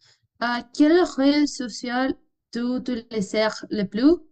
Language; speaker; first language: French; non-native, learner; Spanish